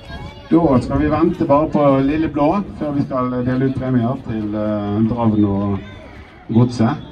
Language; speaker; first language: Norwegian; native; Norwegian